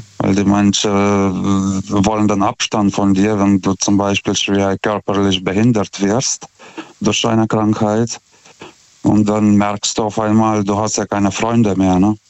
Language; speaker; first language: German; non-native, fluent; Lithuanian